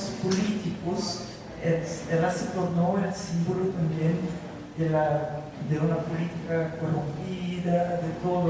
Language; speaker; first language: Spanish; non-native, fluent; Portuguese